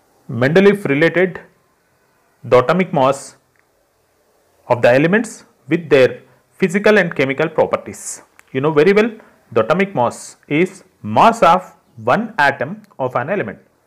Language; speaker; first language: English; non-native, local second language; Telugu